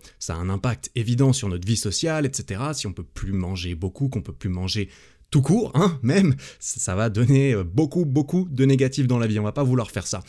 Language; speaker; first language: French; native; French